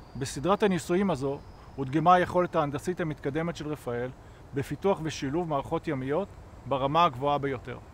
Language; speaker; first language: Hebrew; native; Hebrew